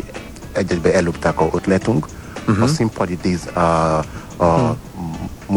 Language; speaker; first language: Hungarian; non-native, learner; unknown